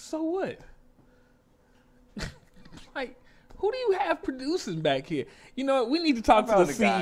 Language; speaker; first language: English; native; English